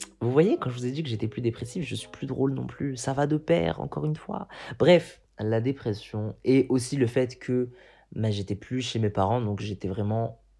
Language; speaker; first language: French; non-native, local second language; Arabic